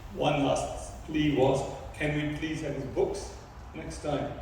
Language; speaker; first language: English; early bilingual, other home language; Punjabi